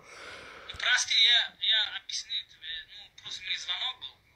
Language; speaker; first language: Russian; non-native, learner; Uzbek